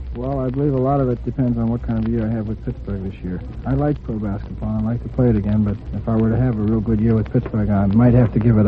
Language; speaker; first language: English; native; English